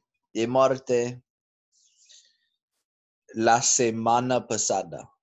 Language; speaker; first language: Spanish; non-native, learner; English